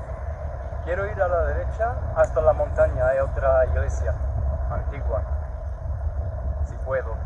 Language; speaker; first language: Spanish; non-native, learner; English